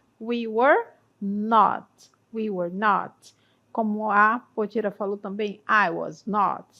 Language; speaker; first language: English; non-native, fluent; Portuguese